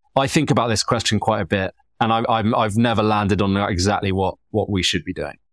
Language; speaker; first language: English; native; English